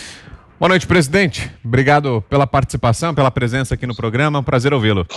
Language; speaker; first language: Portuguese; native; Portuguese